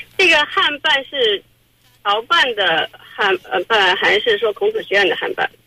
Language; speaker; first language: Chinese; native; Chinese